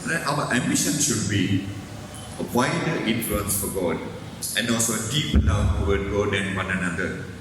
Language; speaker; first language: English; non-native, local second language; Sinhala